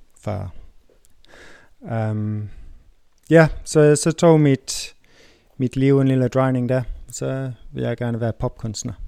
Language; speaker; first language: Danish; non-native, fluent; English